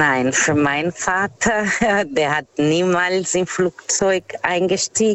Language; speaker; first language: German; non-native, learner; Portuguese